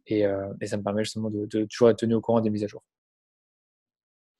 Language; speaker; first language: French; native; French